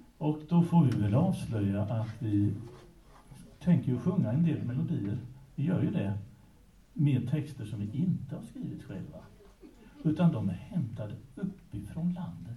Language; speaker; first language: Swedish; native; Swedish